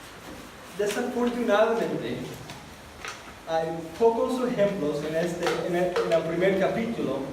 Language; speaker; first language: Spanish; non-native, fluent; English